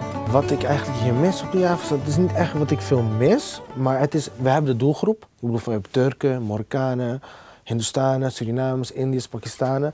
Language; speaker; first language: Dutch; non-native, fluent; English